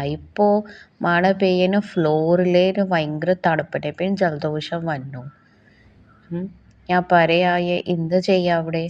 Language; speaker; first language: Malayalam; non-native, learner; Hindi